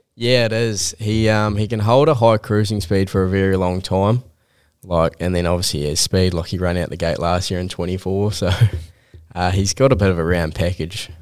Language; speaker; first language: English; native; English